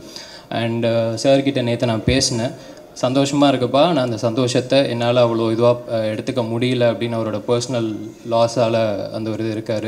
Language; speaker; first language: Tamil; native; Tamil